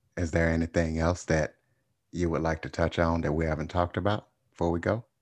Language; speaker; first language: English; native; English